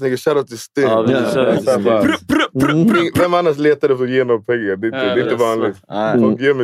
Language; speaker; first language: Swedish; native; Swedish